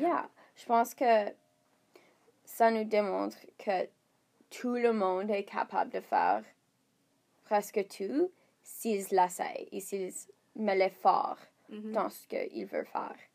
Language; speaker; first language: French; non-native, learner; English